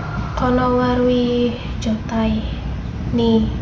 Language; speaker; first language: Japanese; non-native, learner; Indonesian